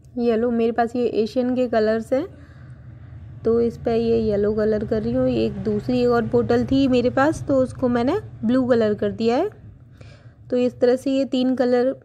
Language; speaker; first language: Hindi; native; Hindi